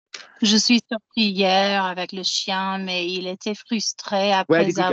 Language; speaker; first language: French; non-native, learner; English